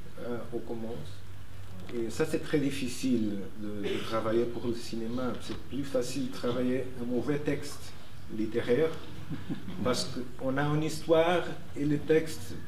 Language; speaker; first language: French; non-native, fluent; Portuguese